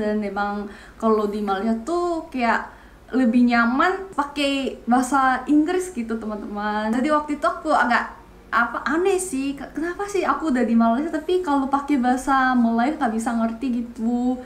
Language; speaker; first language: Indonesian; non-native, fluent; Korean